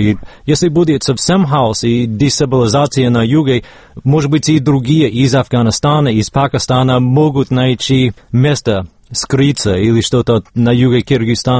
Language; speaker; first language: Russian; non-native, fluent; English